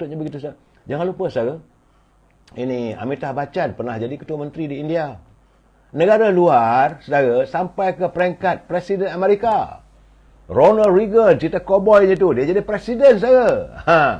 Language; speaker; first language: Malay; native; Malay